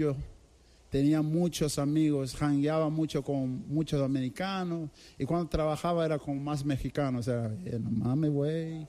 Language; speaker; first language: Spanish; non-native, fluent; English